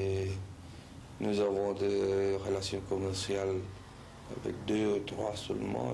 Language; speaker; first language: French; non-native, learner; Spanish